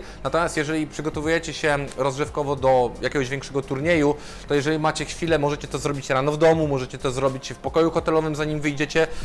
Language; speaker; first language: Polish; native; Polish